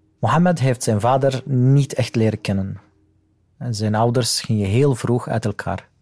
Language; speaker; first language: Dutch; non-native, fluent; Arabic